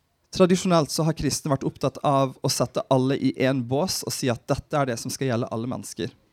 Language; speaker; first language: Norwegian; early bilingual, heritage; Norwegian